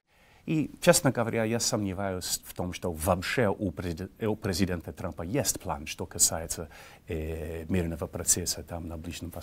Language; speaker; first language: Russian; non-native, fluent; English